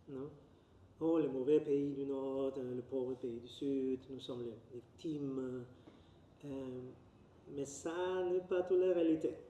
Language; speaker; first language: French; non-native, learner; Spanish